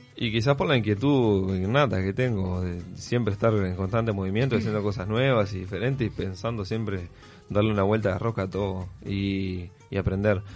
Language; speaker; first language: Spanish; native; Spanish